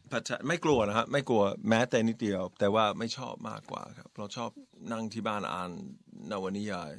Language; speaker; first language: Thai; non-native, fluent; English